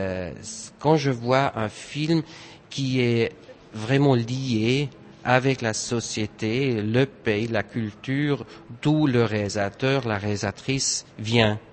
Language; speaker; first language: French; non-native, fluent; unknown